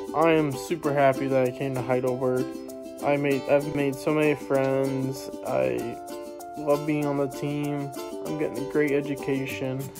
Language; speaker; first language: English; native; English